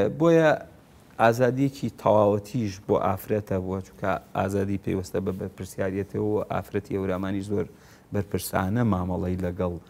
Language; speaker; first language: Central Kurdish; non-native, local second language; Gurani